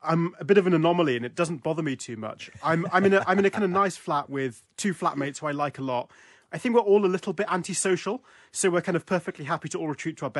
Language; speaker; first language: English; native; English